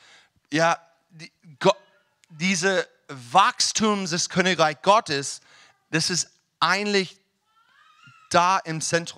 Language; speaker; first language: German; non-native, learner; English